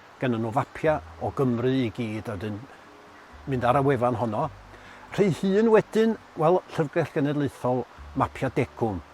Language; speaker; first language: Welsh; native; Welsh